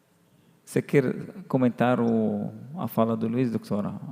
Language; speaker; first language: Portuguese; non-native, fluent; Arabic